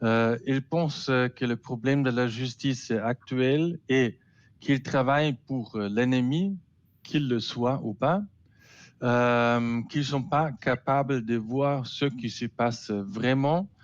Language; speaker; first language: French; non-native, learner; German